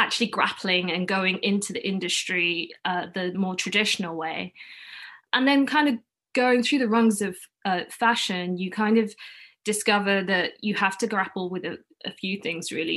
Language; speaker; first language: English; non-native, local second language; Cantonese